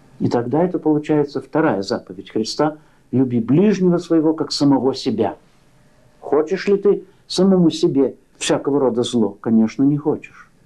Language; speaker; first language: Russian; early bilingual, heritage; Russian